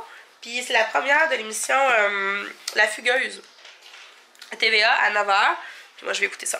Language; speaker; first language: French; native; French